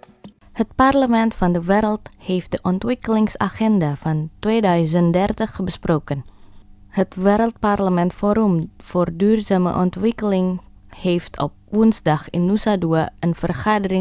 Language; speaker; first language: Dutch; non-native, fluent; Indonesian